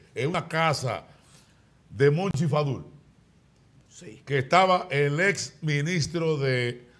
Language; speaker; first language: Spanish; native; Spanish